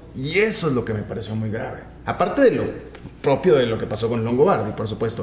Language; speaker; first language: Spanish; native; Spanish